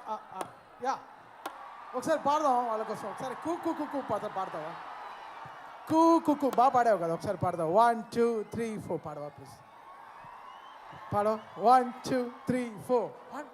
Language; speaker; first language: Telugu; native; Telugu